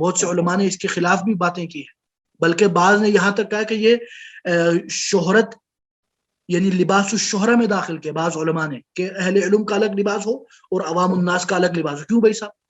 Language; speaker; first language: Urdu; non-native, local second language; Pashto